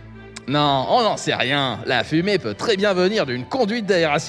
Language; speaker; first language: French; native; French